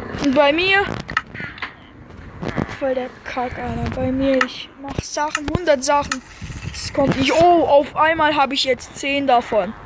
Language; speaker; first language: German; native; German